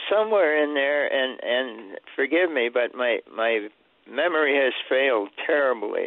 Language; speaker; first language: English; early bilingual, other home language; Swedish